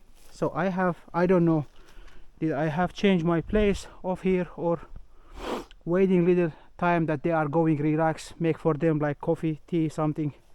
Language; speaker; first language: English; non-native, learner; Finnish